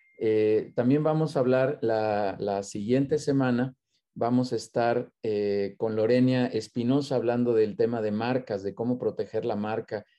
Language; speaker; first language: Spanish; native; Spanish